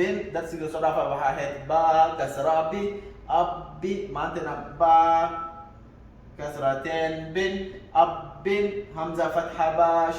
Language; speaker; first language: Arabic; non-native, local second language; Somali